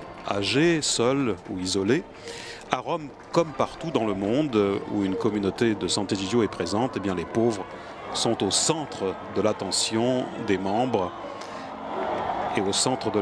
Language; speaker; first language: French; native; French